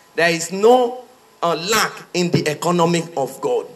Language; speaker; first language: English; non-native, local second language; Yoruba